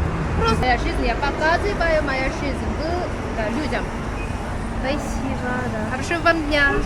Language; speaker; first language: Russian; non-native, learner; Korean